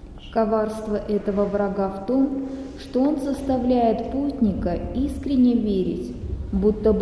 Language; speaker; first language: Russian; native; Russian